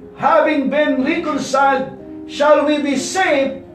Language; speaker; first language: English; non-native, local second language; Filipino